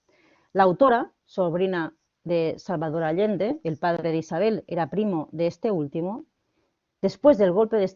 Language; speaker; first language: Spanish; native; Spanish